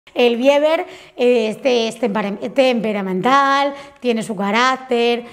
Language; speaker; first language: Spanish; native; Spanish